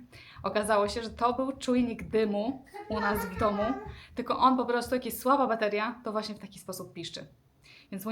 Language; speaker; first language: Polish; native; Polish